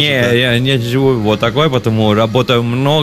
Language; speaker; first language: Russian; non-native, learner; Italian